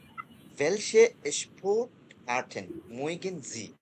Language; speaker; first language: German; non-native, fluent; Bangla